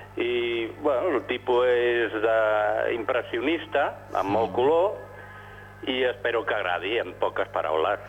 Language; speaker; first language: Catalan; non-native, local second language; Spanish